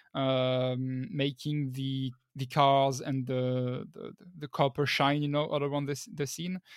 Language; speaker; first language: English; non-native, fluent; French